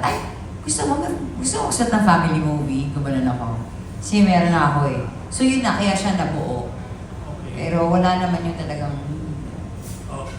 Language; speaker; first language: Filipino; native; Filipino